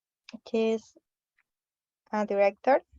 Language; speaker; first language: English; non-native, learner; Spanish